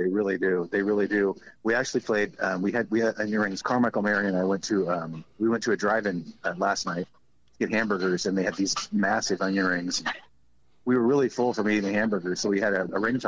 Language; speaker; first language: English; native; English